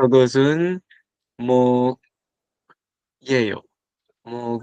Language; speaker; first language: Korean; non-native, learner; Filipino